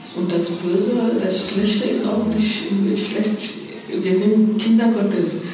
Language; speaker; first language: German; non-native, fluent; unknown